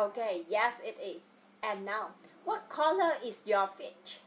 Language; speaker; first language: English; non-native, fluent; Vietnamese